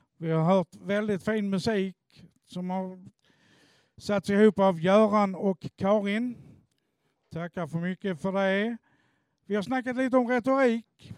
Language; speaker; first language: Swedish; native; Swedish